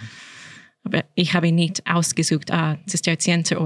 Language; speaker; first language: German; non-native, fluent; English